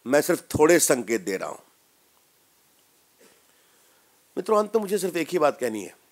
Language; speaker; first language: Hindi; native; Hindi